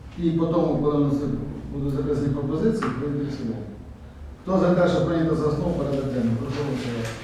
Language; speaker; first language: Ukrainian; native; Ukrainian